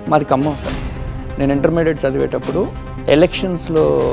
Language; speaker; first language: Telugu; native; Telugu